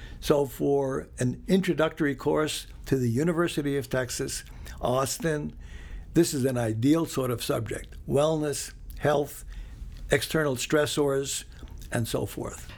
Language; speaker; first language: English; early bilingual, other home language; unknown